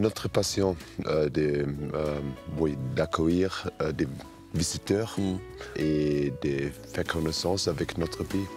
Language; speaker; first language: French; non-native, fluent; German